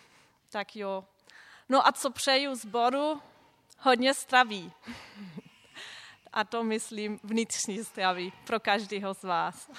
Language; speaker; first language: Czech; non-native, fluent; German